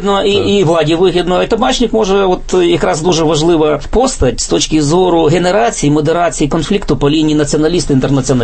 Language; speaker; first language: Ukrainian; native; Ukrainian